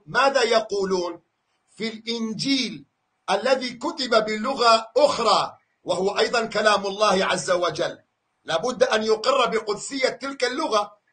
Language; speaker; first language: Arabic; non-native, local second language; Kurdish